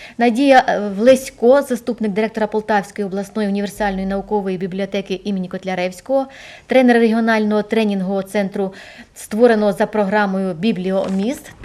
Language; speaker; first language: Ukrainian; native; Ukrainian